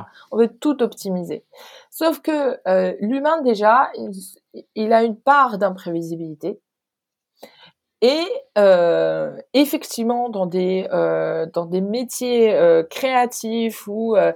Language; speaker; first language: French; non-native, local second language; Arabic